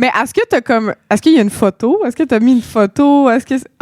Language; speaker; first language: French; native; French